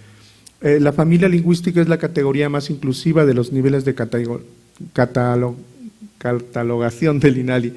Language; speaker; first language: Spanish; native; Spanish